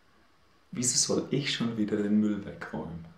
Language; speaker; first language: German; native; German